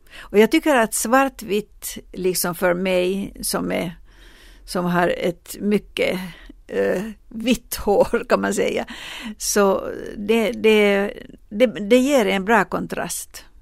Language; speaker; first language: Swedish; non-native, local second language; Finnish